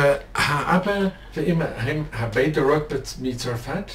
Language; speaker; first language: Hebrew; non-native, learner; English